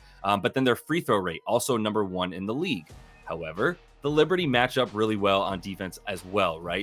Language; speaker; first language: English; native; English